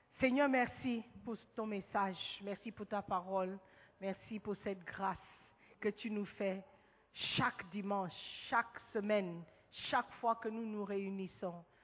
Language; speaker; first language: French; non-native, fluent; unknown